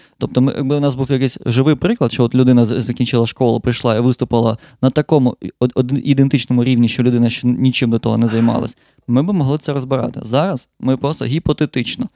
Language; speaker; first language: Ukrainian; non-native, local second language; Russian